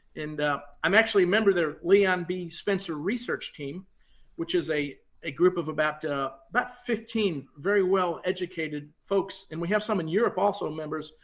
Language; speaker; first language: English; native; English